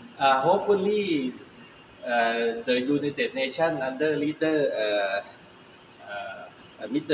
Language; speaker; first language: English; non-native, learner; Thai